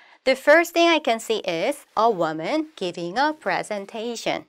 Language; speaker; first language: English; non-native, fluent; Korean